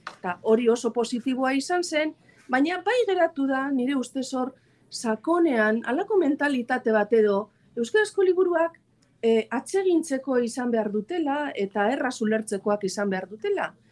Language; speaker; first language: Basque; native; Basque